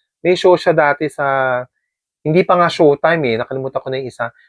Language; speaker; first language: Filipino; native; Filipino